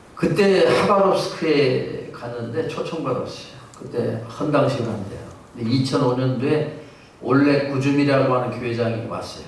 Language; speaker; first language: Korean; native; Korean